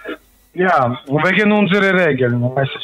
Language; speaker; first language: German; non-native, learner; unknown